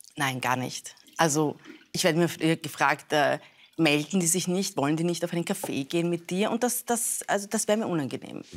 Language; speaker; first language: German; early bilingual, other home language; Persian